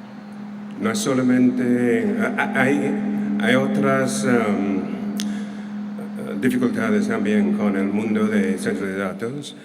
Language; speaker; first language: Spanish; non-native, fluent; English